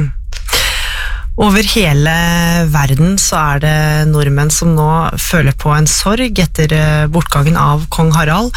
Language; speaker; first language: Norwegian; native; Norwegian